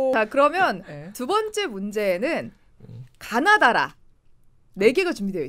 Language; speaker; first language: Korean; native; Korean